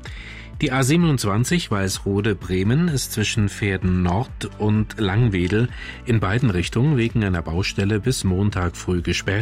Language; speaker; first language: German; native; German